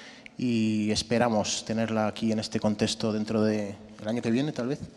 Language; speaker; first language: Spanish; native; Spanish